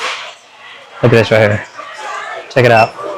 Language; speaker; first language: English; native; English